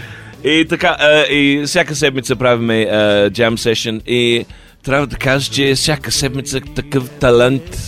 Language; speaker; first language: Bulgarian; non-native, learner; English